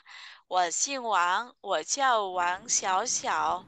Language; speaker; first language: Chinese; non-native, fluent; Vietnamese